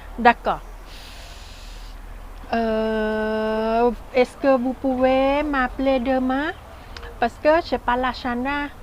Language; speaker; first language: French; non-native, learner; Thai